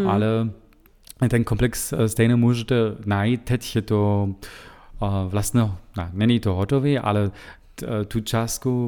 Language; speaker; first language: Czech; non-native, fluent; German